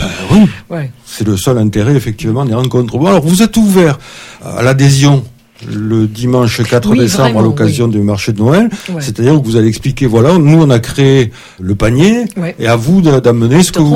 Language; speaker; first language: French; native; French